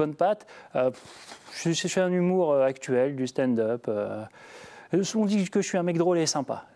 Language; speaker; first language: French; native; French